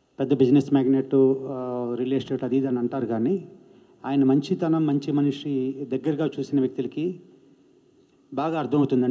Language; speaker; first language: Telugu; native; Telugu